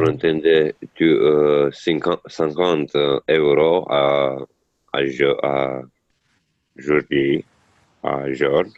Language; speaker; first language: French; non-native, learner; Italian